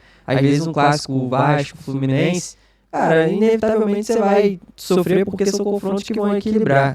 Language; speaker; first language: Portuguese; native; Portuguese